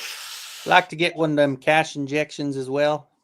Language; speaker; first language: English; native; English